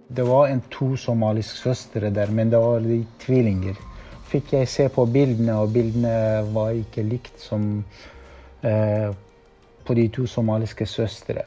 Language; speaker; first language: Norwegian; non-native, fluent; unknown